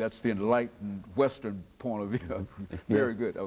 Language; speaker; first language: English; native; English